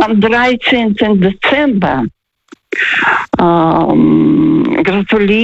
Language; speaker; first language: German; non-native, fluent; Russian